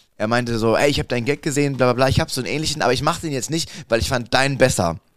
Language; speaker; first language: German; native; German